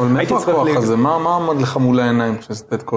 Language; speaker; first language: Hebrew; native; Hebrew